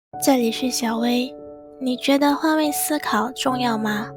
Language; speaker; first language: Chinese; native; Chinese